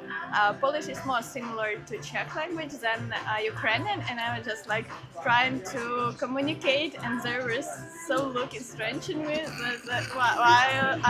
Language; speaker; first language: English; non-native, learner; Ukrainian